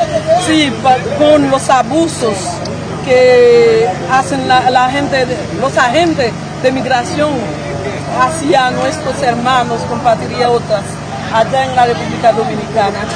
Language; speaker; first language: Spanish; non-native, fluent; Haitian Creole